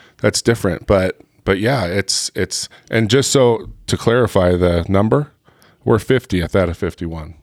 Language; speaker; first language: English; native; English